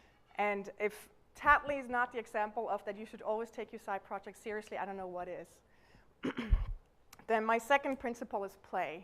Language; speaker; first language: English; non-native, fluent; German